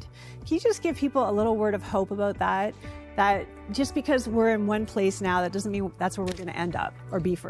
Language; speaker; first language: English; native; English